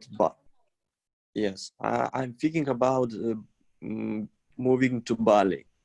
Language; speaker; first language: English; non-native, fluent; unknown